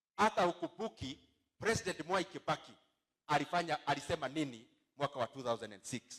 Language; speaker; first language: Swahili; non-native, local second language; Kikuyu